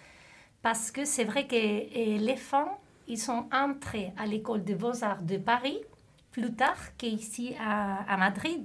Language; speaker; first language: French; non-native, fluent; Spanish